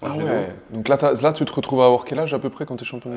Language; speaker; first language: French; native; French